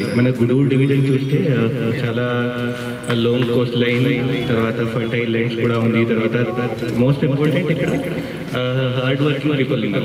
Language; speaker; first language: Telugu; non-native, fluent; Hindi